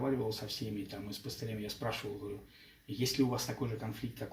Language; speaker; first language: Russian; native; Russian